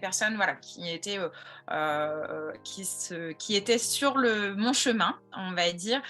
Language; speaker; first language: French; native; French